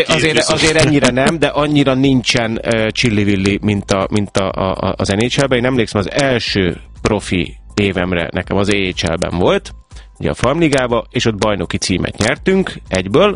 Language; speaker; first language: Hungarian; native; Hungarian